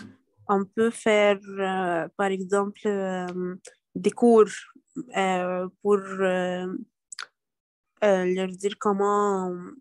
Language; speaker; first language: French; non-native, learner; Arabic